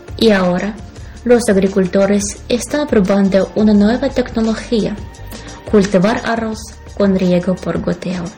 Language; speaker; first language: Spanish; non-native, fluent; Ukrainian